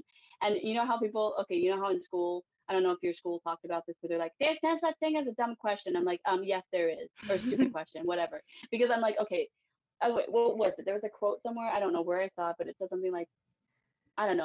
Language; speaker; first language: English; native; English